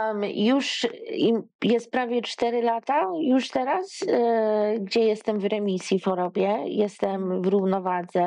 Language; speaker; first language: Polish; early bilingual, heritage; Polish